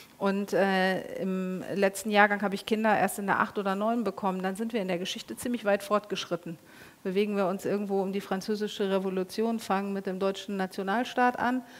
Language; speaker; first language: German; native; German